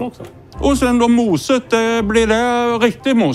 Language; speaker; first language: Swedish; native; Swedish